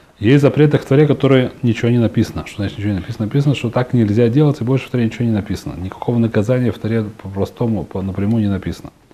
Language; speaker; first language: Russian; early bilingual, heritage; Russian